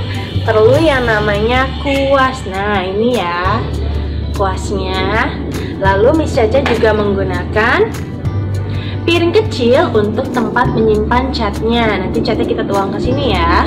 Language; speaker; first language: Indonesian; native; Indonesian